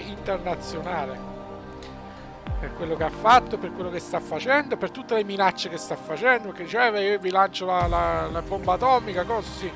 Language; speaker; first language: Italian; native; Italian